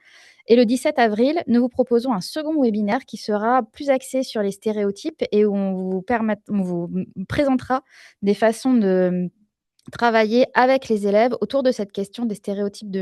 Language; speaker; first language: French; native; French